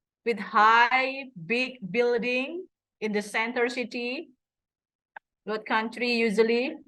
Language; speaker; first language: English; non-native, fluent; Indonesian